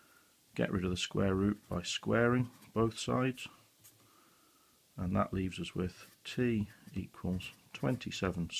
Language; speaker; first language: English; native; English